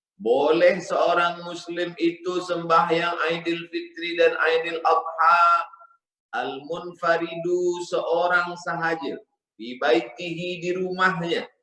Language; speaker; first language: Malay; native; Malay